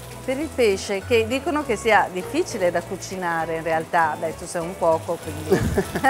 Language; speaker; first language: Italian; native; Italian